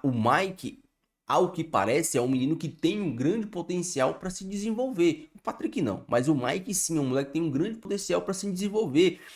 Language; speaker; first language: Portuguese; native; Portuguese